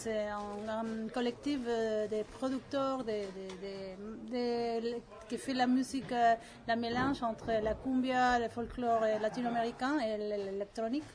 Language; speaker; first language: French; non-native, learner; Spanish